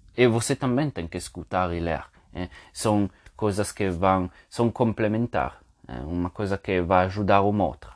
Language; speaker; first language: Portuguese; non-native, fluent; Spanish